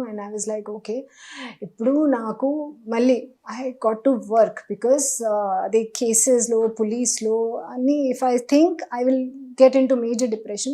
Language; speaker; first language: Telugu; non-native, learner; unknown